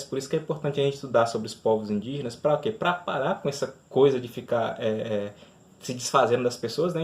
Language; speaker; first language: Portuguese; native; Portuguese